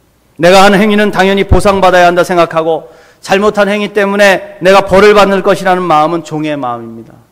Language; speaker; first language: Korean; native; Korean